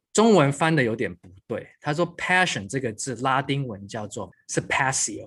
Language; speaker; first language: Chinese; non-native, local second language; Cantonese